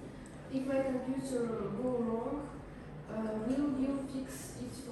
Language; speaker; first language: English; non-native, learner; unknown